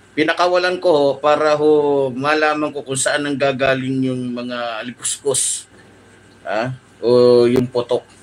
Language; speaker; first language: Filipino; native; Filipino